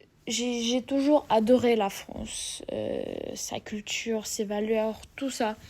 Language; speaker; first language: French; non-native, fluent; Russian